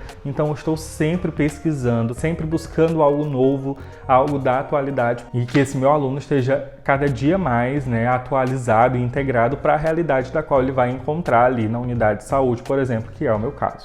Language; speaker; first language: Portuguese; native; Portuguese